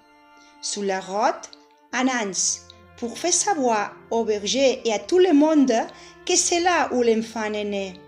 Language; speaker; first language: French; non-native, learner; Catalan